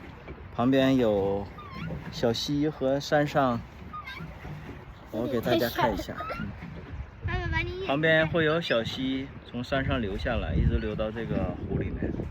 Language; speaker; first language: Chinese; native; Chinese